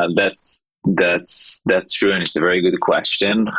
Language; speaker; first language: English; non-native, fluent; Hebrew